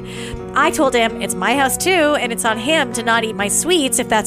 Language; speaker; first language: English; native; English